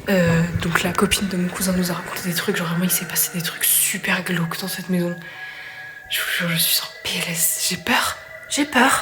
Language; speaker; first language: French; native; French